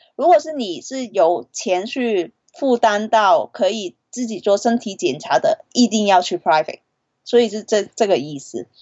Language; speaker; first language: Chinese; non-native, fluent; Cantonese